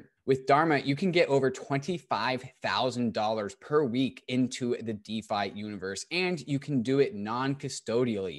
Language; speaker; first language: English; native; English